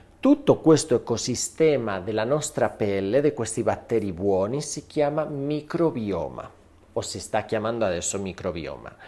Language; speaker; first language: Italian; non-native, fluent; Spanish